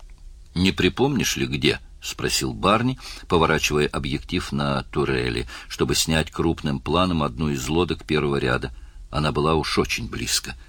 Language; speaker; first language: Russian; native; Russian